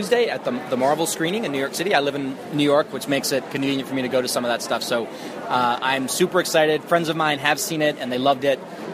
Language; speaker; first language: English; native; English